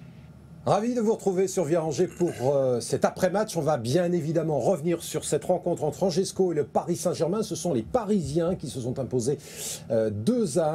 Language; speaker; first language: French; native; French